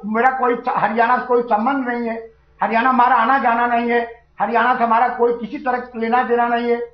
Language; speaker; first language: Hindi; native; Hindi